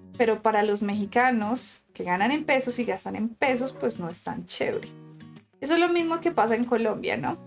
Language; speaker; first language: Spanish; native; Spanish